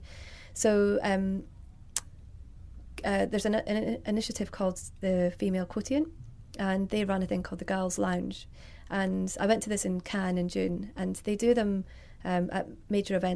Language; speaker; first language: English; native; English